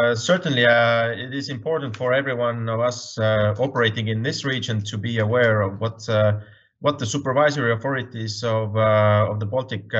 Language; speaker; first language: English; non-native, fluent; Estonian